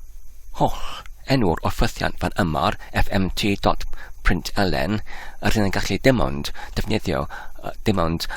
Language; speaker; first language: Welsh; non-native, learner; English